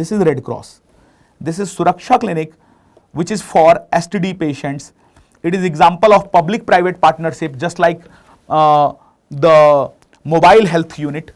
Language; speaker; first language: English; non-native, local second language; Hindi